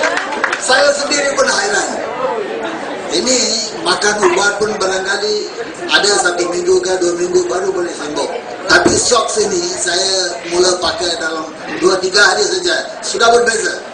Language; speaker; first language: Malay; non-native, local second language; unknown